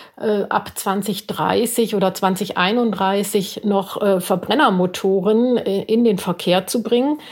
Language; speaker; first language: German; native; German